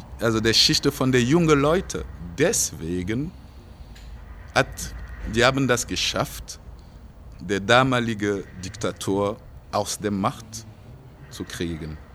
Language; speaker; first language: German; non-native, fluent; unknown